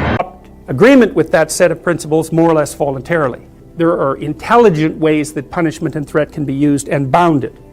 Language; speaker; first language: English; native; English